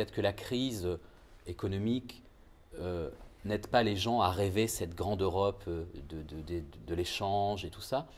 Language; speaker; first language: French; native; French